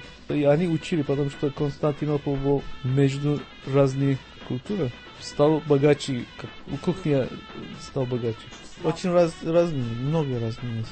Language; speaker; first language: Russian; non-native, learner; Turkish